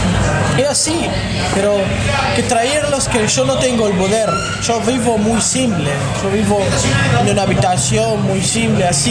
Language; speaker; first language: Spanish; non-native, learner; Arabic